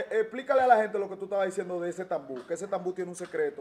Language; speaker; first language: Spanish; native; Spanish